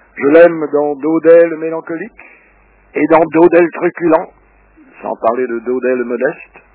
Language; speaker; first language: French; early bilingual, other home language; Russian